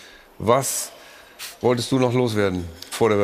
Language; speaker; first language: German; native; German